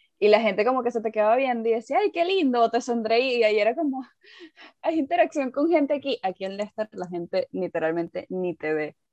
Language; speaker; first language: Spanish; native; Spanish